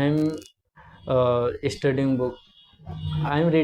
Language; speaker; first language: English; non-native, learner; Hindi